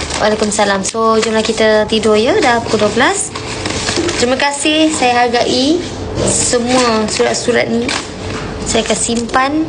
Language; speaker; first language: Malay; native; Malay